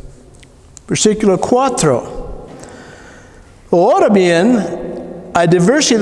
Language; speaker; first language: Spanish; non-native, learner; English